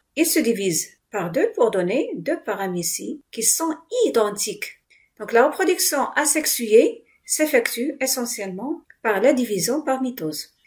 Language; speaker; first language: French; non-native, local second language; Arabic